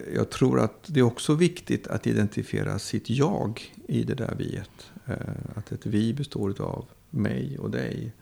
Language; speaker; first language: Swedish; native; Swedish